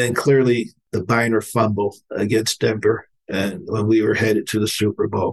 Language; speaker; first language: English; native; English